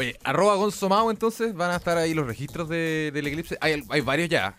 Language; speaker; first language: Spanish; native; Spanish